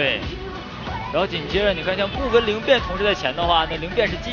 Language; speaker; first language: Chinese; native; Chinese